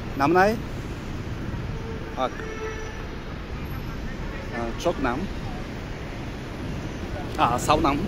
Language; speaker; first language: Vietnamese; non-native, learner; Japanese